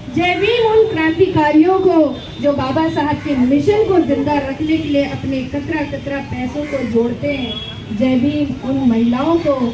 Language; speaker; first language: Hindi; non-native, local second language; Gujarati